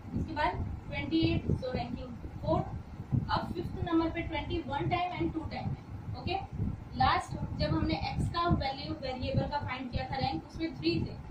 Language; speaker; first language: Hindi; non-native, local second language; Gujarati